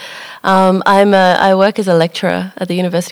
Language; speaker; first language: English; native; English